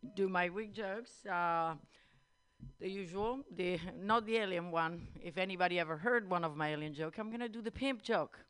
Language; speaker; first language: English; non-native, fluent; Italian